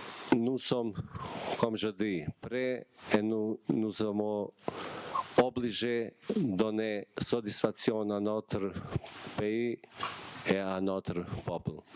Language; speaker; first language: French; non-native, learner; Bosnian